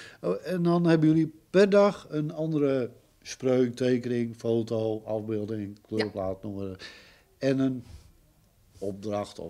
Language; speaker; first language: Dutch; native; Dutch